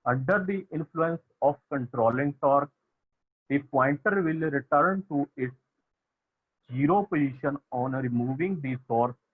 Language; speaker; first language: English; non-native, local second language; Punjabi